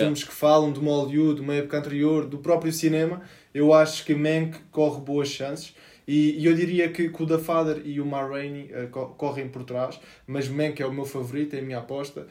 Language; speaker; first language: Portuguese; native; Portuguese